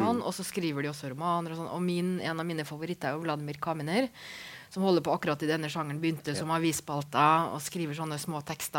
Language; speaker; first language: Norwegian; native; Norwegian